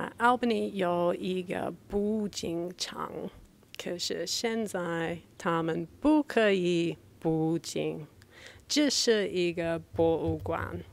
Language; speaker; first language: Chinese; non-native, learner; English